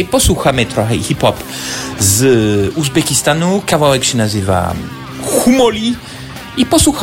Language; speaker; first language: Polish; non-native, fluent; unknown